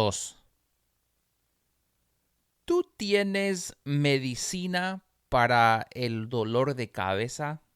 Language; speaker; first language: Spanish; non-native, fluent; English